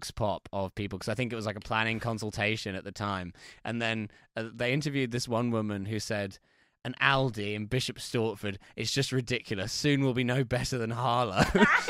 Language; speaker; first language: English; native; English